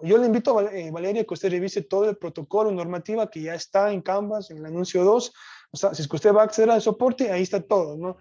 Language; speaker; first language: Spanish; native; Spanish